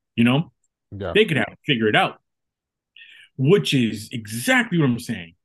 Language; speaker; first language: English; native; English